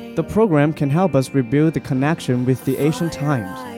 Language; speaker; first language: English; non-native, fluent; Chinese